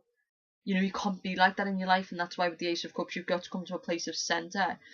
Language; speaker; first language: English; native; English